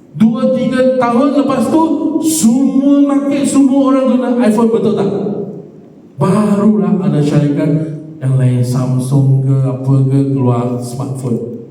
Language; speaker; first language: Malay; non-native, local second language; Chinese